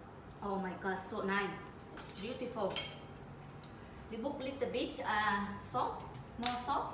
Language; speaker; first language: English; non-native, learner; Vietnamese